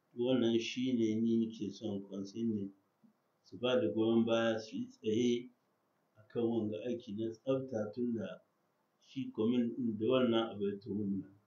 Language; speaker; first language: Hausa; native; Hausa